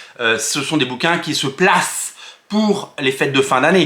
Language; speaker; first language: French; native; French